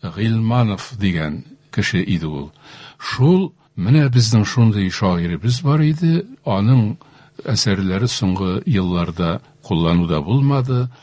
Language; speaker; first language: Tatar; native; Tatar